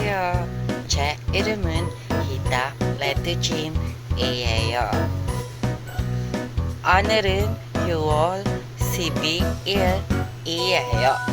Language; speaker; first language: Korean; non-native, learner; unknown